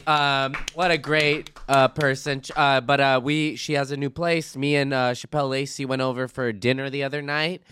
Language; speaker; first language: English; native; English